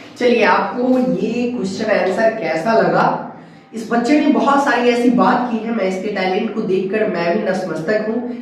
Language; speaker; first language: Hindi; native; Hindi